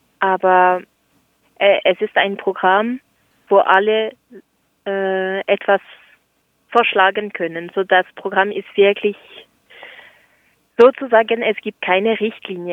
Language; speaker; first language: German; non-native, local second language; French